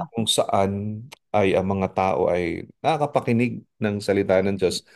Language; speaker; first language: Filipino; native; Filipino